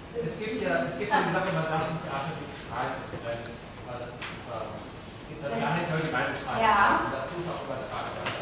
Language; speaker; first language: German; non-native, fluent; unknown